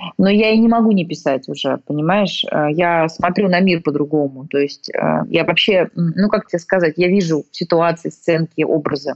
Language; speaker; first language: Russian; native; Russian